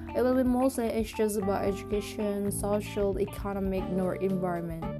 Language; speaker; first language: English; non-native, learner; Indonesian